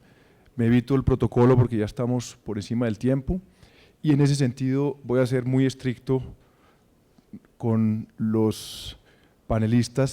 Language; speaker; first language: Spanish; native; Spanish